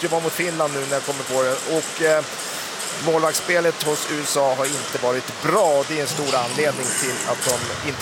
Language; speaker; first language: Swedish; native; Swedish